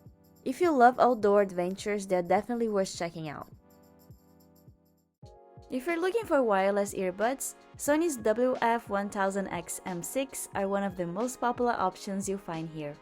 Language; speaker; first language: English; native; English